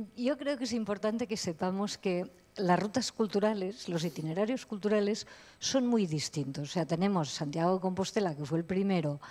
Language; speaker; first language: Spanish; native; Spanish